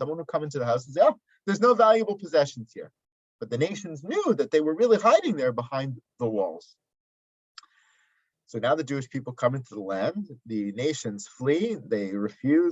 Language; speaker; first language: English; native; English